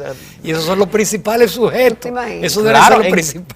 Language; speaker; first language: Spanish; native; Spanish